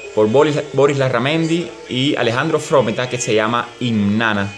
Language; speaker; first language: Spanish; native; Spanish